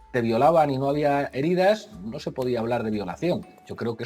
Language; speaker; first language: Spanish; native; Spanish